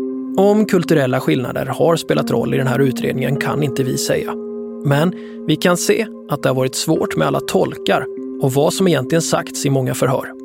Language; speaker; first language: Swedish; native; Swedish